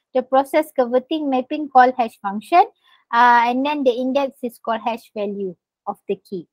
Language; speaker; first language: English; non-native, local second language; Malay